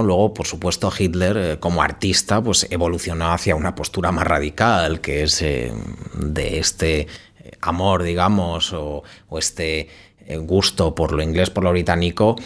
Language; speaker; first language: Spanish; native; Spanish